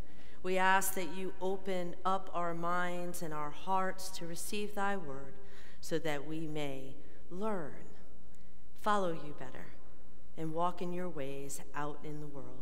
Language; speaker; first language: English; native; English